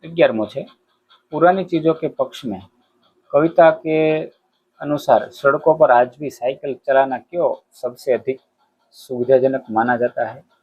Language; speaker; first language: Hindi; non-native, local second language; Gujarati